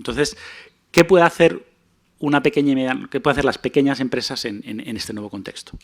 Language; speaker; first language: Spanish; native; Spanish